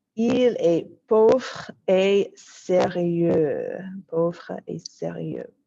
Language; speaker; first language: French; non-native, fluent; English